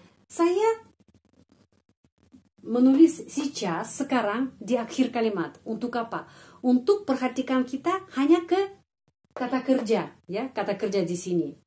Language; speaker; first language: Indonesian; non-native, fluent; Russian